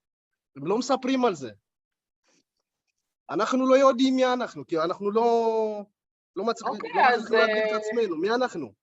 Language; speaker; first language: Hebrew; early bilingual, other home language; Amharic